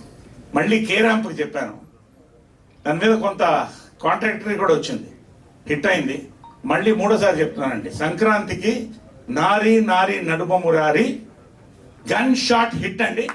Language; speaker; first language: Telugu; native; Telugu